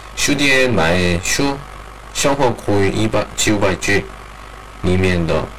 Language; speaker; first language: Chinese; non-native, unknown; Korean